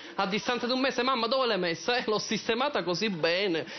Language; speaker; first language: Italian; native; Italian